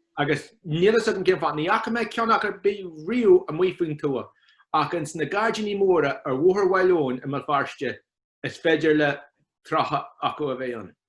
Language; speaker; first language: Irish; non-native, local second language; English